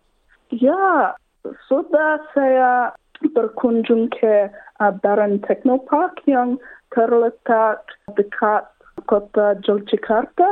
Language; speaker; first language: Indonesian; non-native, learner; English